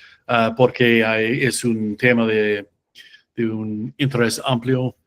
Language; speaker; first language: Spanish; non-native, fluent; English